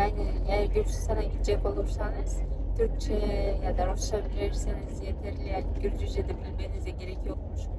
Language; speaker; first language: Turkish; non-native, fluent; Kyrgyz